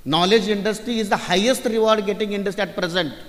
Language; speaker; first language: English; non-native, local second language; Marathi